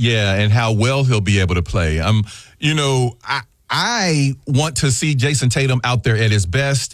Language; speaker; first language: English; native; English